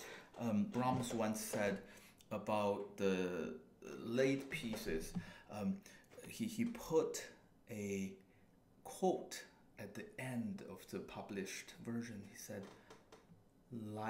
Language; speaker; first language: English; non-native, fluent; Chinese